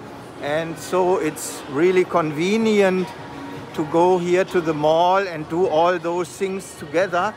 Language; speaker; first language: English; non-native, fluent; German